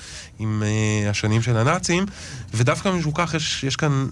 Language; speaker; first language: Hebrew; native; Hebrew